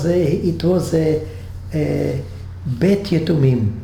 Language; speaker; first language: English; non-native, learner; French